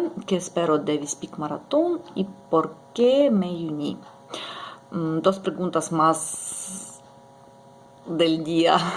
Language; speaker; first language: Spanish; non-native, learner; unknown